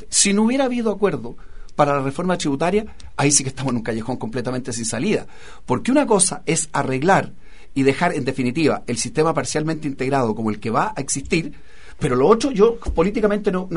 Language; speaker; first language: Spanish; native; Spanish